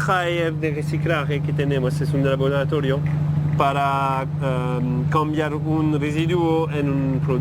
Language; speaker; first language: Spanish; non-native, learner; French